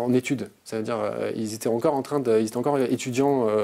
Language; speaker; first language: French; native; French